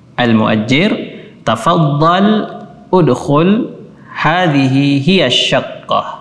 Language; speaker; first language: Arabic; non-native, fluent; Indonesian